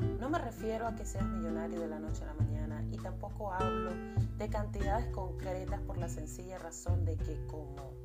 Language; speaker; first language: Spanish; native; Spanish